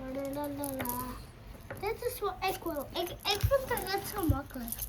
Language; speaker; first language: Dutch; early bilingual, other home language; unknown